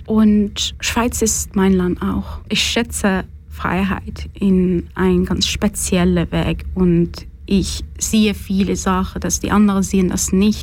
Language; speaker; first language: German; non-native, fluent; Persian